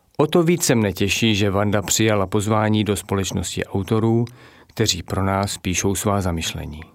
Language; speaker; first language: Czech; native; Czech